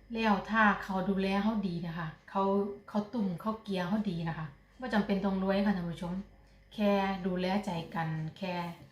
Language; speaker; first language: Thai; native; Thai